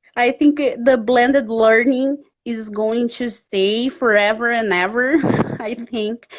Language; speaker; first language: English; non-native, fluent; Portuguese